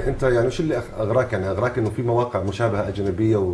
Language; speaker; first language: Arabic; native; Arabic